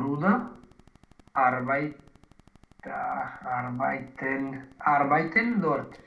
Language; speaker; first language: German; non-native, learner; Romanian